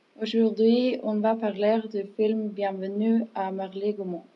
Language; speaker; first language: French; non-native, learner; English